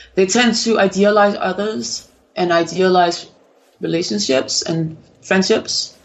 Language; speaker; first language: English; non-native, fluent; Danish